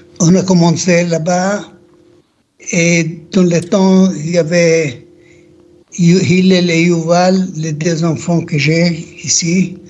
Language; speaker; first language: French; non-native, learner; Hebrew